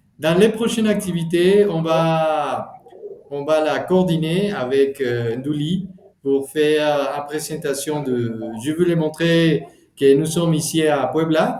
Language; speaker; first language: French; non-native, fluent; Spanish